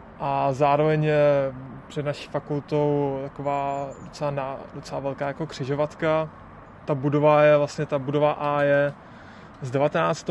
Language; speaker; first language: Czech; native; Czech